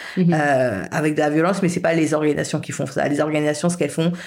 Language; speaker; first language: French; native; French